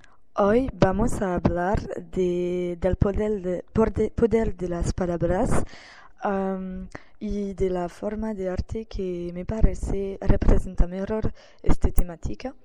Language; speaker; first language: Spanish; non-native, learner; French